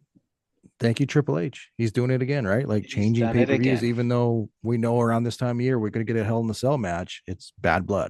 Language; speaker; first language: English; native; English